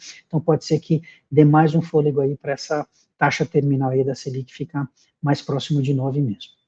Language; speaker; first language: Portuguese; native; Portuguese